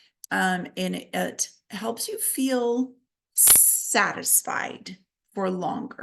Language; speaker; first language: English; native; English